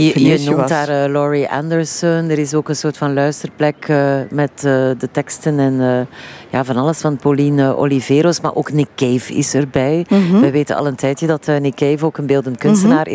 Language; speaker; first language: Dutch; native; Dutch